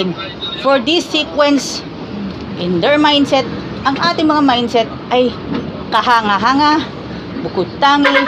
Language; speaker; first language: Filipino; native; Filipino